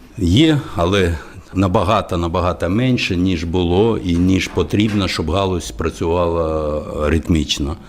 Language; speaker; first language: Ukrainian; non-native, local second language; Russian